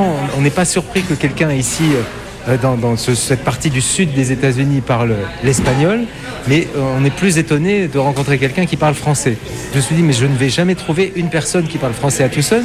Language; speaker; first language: French; native; French